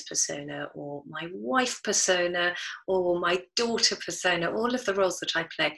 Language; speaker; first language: English; native; English